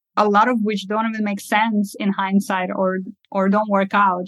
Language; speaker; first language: English; early bilingual, other home language; Russian